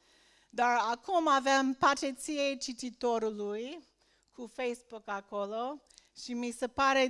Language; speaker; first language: Romanian; non-native, learner; English